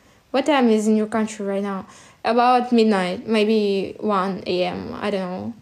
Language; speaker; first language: English; non-native, fluent; Russian